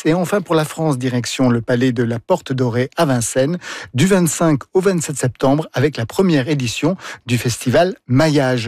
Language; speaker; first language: French; native; French